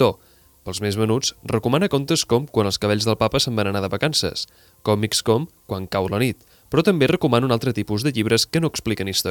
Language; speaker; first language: Catalan; native; Catalan